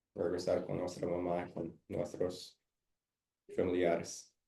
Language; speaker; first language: Spanish; early bilingual, heritage; Spanish